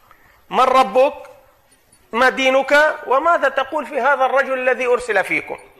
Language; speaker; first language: Russian; non-native, fluent; Arabic